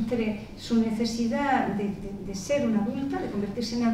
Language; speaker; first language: Spanish; native; Spanish